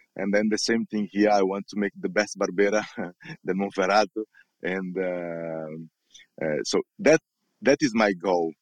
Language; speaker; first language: English; non-native, learner; Portuguese